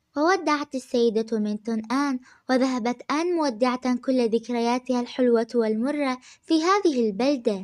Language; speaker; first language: Arabic; native; Arabic